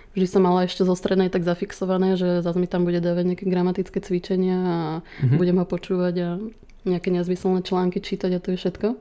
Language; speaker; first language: Slovak; native; Slovak